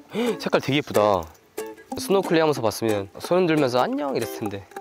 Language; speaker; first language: Korean; native; Korean